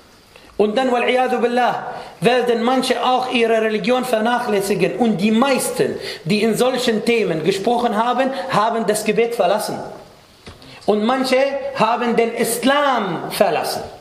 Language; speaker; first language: German; non-native, fluent; Arabic